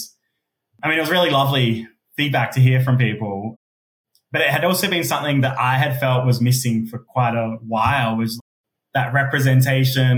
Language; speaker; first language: English; native; English